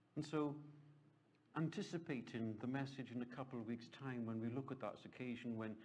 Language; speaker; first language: English; native; English